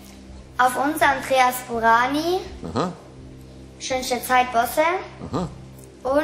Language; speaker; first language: German; native; German